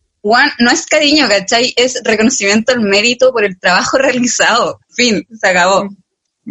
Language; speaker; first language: Spanish; native; Spanish